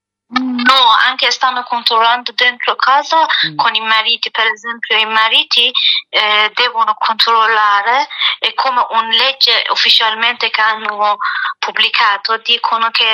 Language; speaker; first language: Italian; non-native, learner; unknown